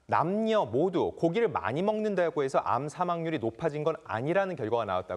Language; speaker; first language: Korean; native; Korean